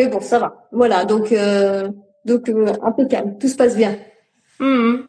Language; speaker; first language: French; native; French